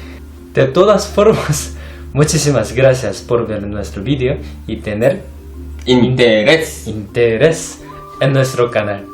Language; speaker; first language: Spanish; non-native, fluent; Korean